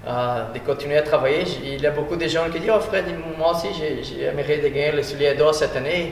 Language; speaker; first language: French; non-native, fluent; Portuguese